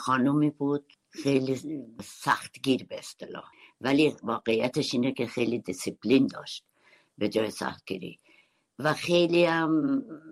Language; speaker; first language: Persian; non-native, local second language; Kurdish